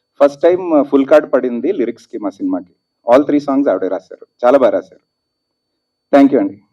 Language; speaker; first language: Telugu; native; Telugu